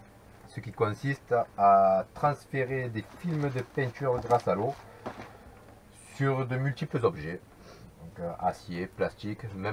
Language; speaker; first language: French; native; French